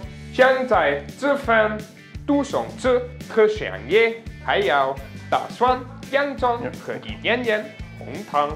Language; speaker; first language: Chinese; non-native, fluent; German